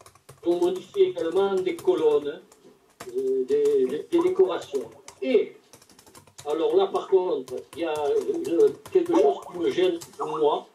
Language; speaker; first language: French; native; French